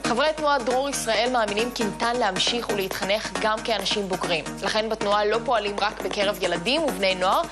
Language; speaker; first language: Hebrew; native; Hebrew